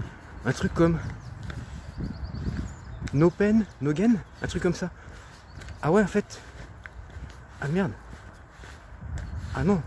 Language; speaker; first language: French; native; French